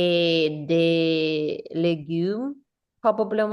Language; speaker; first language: French; non-native, learner; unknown